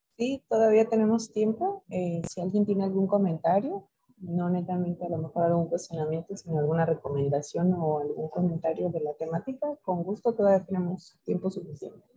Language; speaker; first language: Spanish; native; Spanish